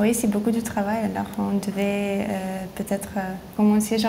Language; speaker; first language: French; non-native, learner; Lithuanian